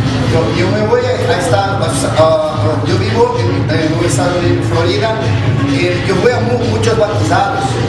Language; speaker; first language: Spanish; non-native, learner; Portuguese